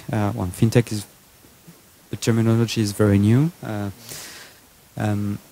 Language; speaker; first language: English; non-native, fluent; French